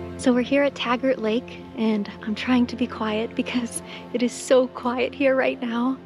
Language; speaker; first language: English; native; English